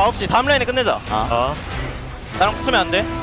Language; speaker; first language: Korean; native; Korean